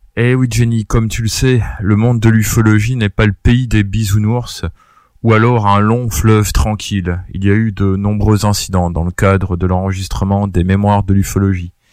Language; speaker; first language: French; native; French